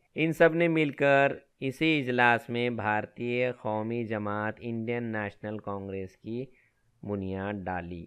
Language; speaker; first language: Urdu; native; Urdu